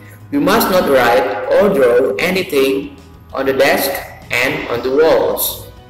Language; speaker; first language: English; non-native, fluent; Indonesian